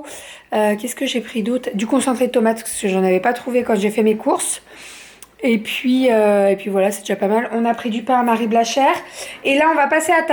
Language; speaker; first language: French; native; French